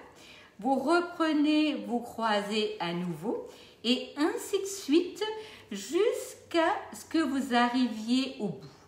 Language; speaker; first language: French; native; French